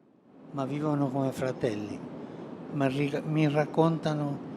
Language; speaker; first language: Italian; non-native, fluent; Spanish